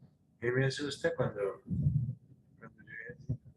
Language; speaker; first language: Spanish; native; Spanish